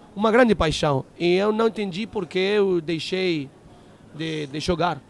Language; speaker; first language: Portuguese; non-native, learner; Spanish